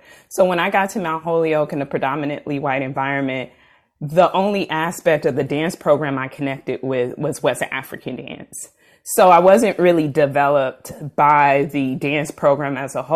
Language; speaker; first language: English; native; English